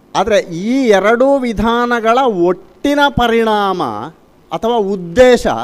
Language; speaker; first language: Kannada; non-native, local second language; Tulu